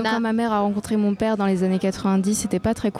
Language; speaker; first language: French; non-native, fluent; Greek